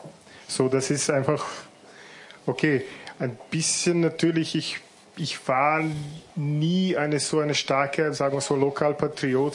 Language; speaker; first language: German; non-native, fluent; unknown